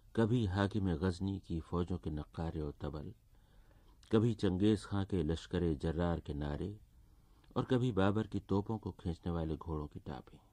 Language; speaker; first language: Urdu; native; Urdu